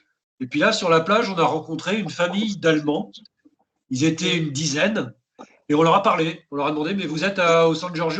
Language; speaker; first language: French; native; French